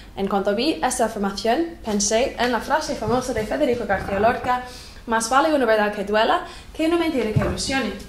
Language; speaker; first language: Spanish; non-native, fluent; English